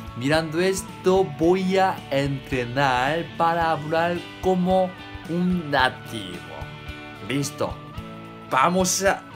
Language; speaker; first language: Spanish; non-native, fluent; Korean